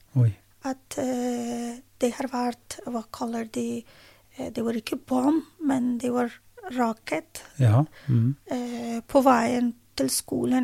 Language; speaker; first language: Norwegian; non-native, learner; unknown